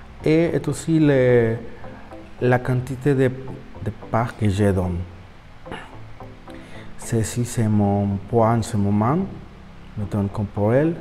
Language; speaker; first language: French; non-native, learner; Spanish